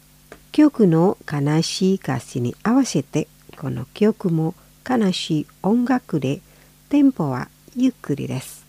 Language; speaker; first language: Japanese; non-native, fluent; Indonesian